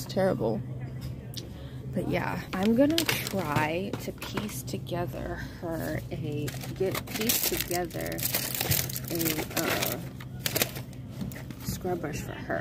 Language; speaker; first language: English; native; English